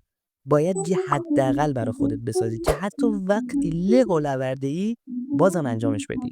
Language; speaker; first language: Persian; native; Persian